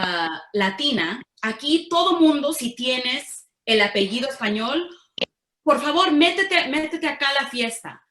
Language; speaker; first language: Spanish; early bilingual, heritage; Spanish